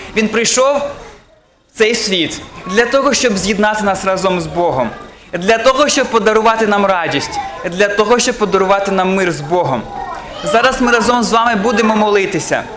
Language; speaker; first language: Ukrainian; non-native, local second language; Russian